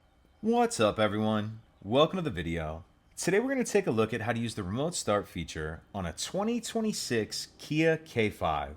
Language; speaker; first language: English; native; English